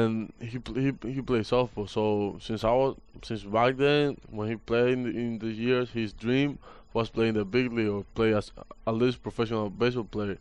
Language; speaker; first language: English; non-native, fluent; Spanish